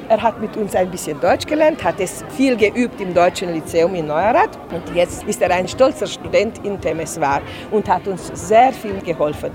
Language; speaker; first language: German; native; German